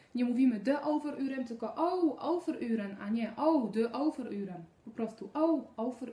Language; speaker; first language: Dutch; non-native, fluent; Polish